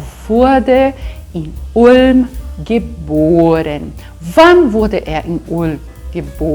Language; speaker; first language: German; non-native, fluent; Portuguese